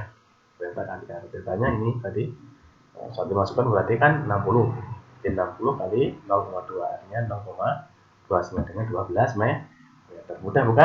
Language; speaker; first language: Indonesian; native; Indonesian